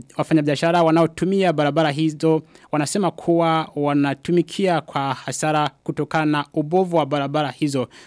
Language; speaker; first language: Swahili; non-native, local second language; Rundi